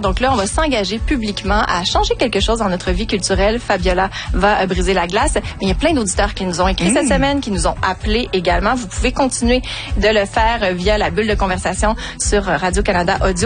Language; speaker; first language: French; native; French